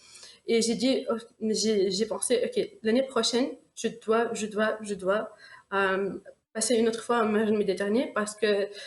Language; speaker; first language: French; non-native, local second language; Arabic